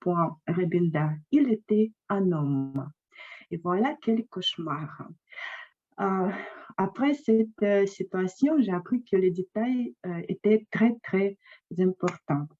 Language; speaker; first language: French; non-native, fluent; Russian